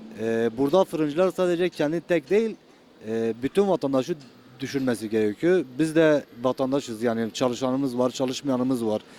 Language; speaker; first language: Turkish; native; Turkish